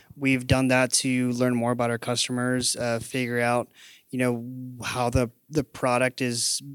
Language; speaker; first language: English; native; English